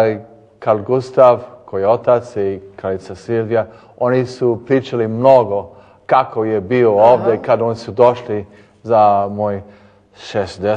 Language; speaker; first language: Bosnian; early bilingual, heritage; English